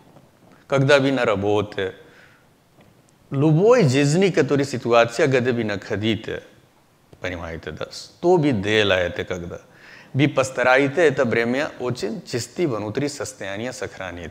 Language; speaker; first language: Russian; non-native, learner; Hindi